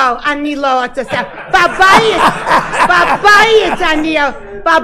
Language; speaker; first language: Hebrew; non-native, learner; English